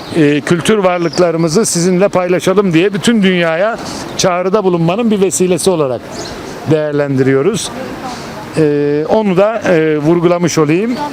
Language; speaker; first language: Turkish; native; Turkish